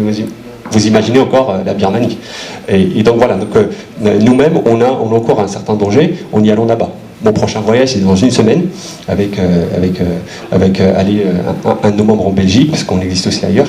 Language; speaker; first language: French; native; French